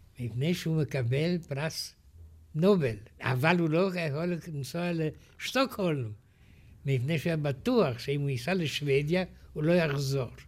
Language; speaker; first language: Hebrew; non-native, fluent; Romanian